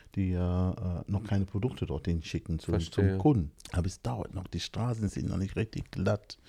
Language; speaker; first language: German; non-native, fluent; English